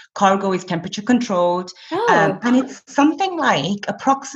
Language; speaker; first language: English; native; English